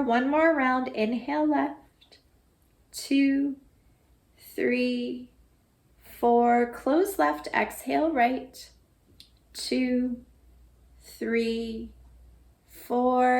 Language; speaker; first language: English; native; English